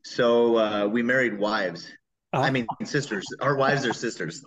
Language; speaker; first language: English; native; English